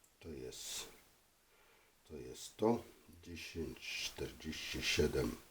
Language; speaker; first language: Polish; non-native, learner; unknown